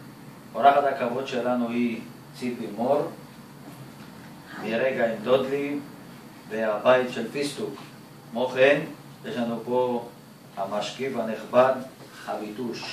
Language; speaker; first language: Hebrew; native; Hebrew